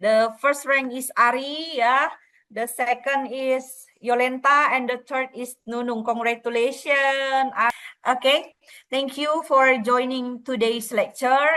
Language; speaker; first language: English; non-native, fluent; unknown